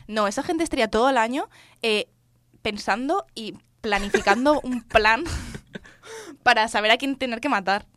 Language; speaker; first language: Spanish; native; Spanish